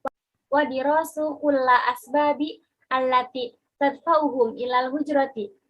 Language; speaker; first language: Arabic; non-native, learner; Indonesian